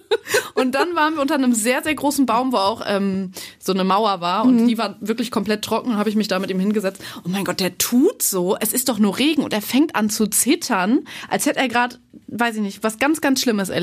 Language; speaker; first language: German; native; German